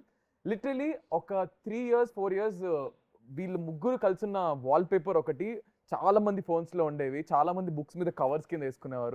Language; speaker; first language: Telugu; native; Telugu